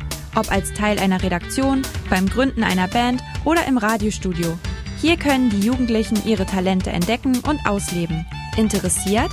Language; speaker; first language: German; native; German